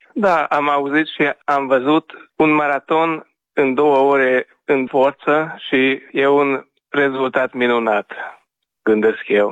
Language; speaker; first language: Romanian; non-native, local second language; Hungarian